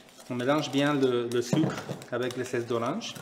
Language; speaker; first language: French; non-native, fluent; Spanish